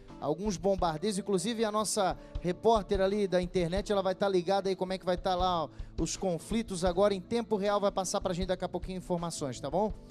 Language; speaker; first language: Portuguese; native; Portuguese